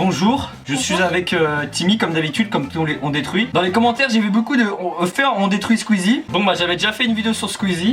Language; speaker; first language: French; native; French